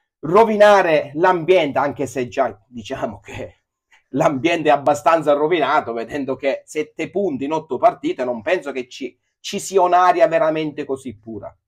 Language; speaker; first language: Italian; native; Italian